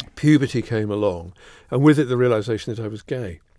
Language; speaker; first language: English; native; English